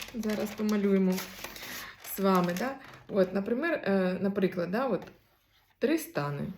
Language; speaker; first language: Ukrainian; non-native, local second language; Russian